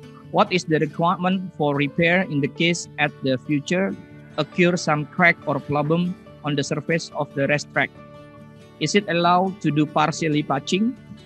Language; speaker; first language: English; non-native, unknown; Indonesian